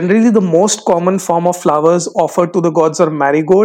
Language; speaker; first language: English; non-native, local second language; Hindi